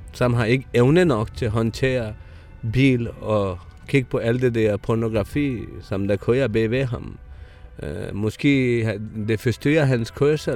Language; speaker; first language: Danish; non-native, fluent; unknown